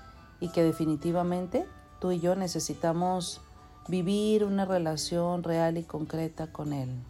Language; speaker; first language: Spanish; native; Spanish